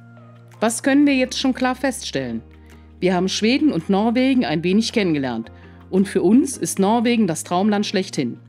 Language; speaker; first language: German; native; German